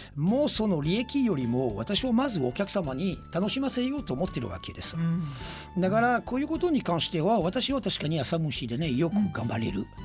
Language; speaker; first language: Japanese; non-native, fluent; French